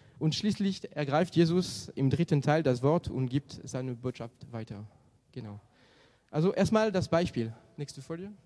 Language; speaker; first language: German; non-native, fluent; French